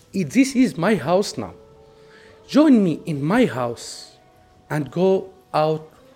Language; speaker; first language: English; non-native, fluent; Arabic